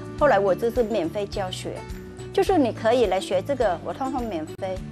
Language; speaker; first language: Chinese; non-native, learner; Vietnamese